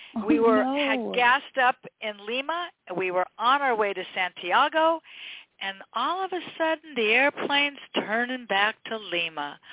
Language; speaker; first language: English; native; English